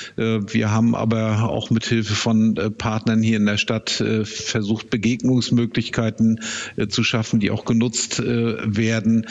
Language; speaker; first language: German; native; German